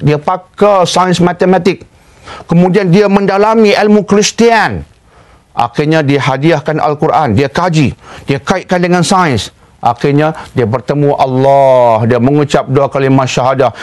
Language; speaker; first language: Malay; native; Malay